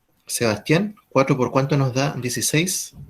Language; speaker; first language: Spanish; native; Spanish